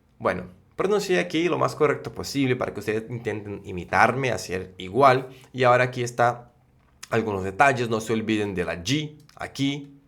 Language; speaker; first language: Spanish; non-native, fluent; Portuguese